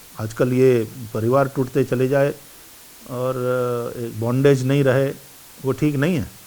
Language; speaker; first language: Hindi; non-native, local second language; Gujarati